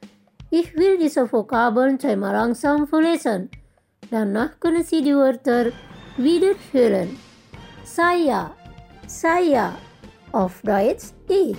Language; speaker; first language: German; non-native, fluent; Indonesian